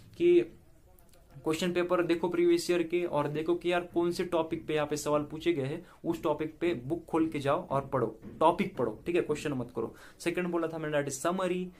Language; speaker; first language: Hindi; non-native, local second language; Marathi